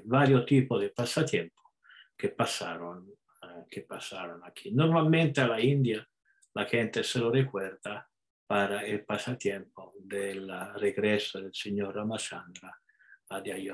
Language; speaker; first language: Spanish; non-native, fluent; Italian